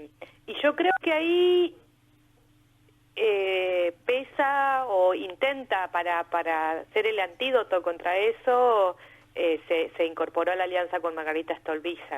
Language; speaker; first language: Spanish; native; Spanish